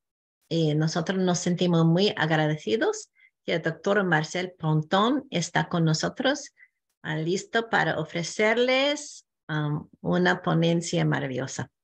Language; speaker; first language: Spanish; non-native, fluent; English